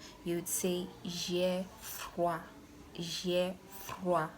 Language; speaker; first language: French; non-native, fluent; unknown